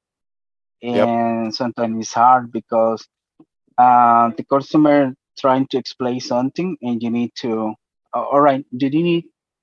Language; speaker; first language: English; non-native, learner; Spanish